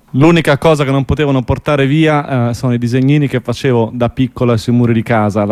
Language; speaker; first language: Italian; native; Italian